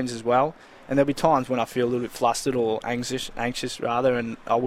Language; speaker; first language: English; native; English